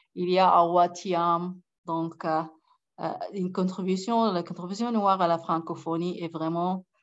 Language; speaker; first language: French; non-native, fluent; Arabic